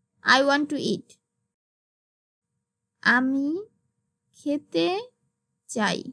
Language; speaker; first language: English; non-native, local second language; Bangla